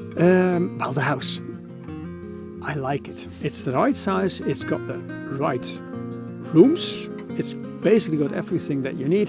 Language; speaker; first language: English; non-native, fluent; Dutch